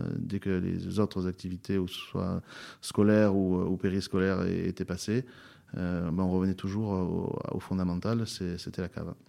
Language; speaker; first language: French; native; French